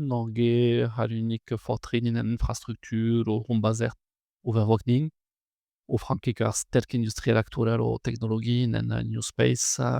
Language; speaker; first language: Norwegian; non-native, fluent; French